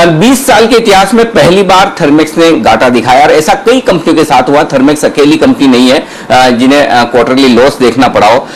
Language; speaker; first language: Hindi; native; Hindi